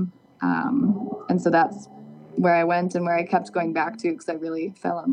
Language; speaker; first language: English; native; English